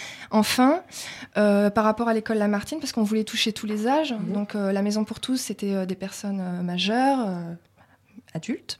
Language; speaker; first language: French; native; French